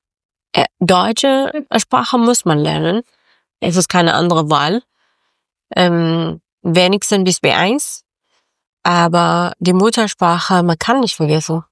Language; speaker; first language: German; non-native, learner; Persian